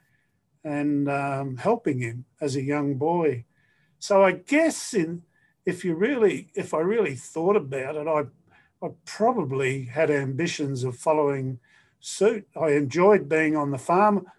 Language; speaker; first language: English; native; English